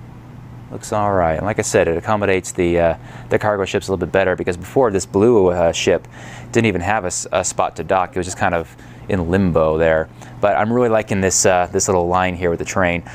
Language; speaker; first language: English; native; English